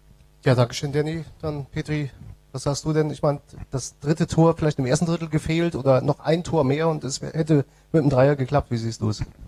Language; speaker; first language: German; native; German